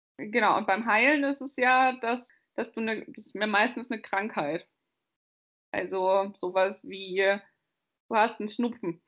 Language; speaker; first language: German; native; German